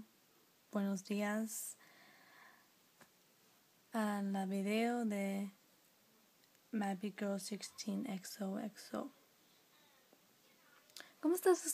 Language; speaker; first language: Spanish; non-native, learner; English